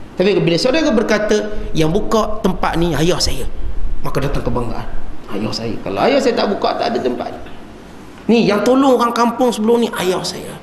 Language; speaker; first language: Malay; native; Malay